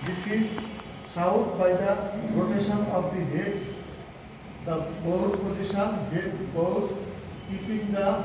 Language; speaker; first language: English; non-native, local second language; Bangla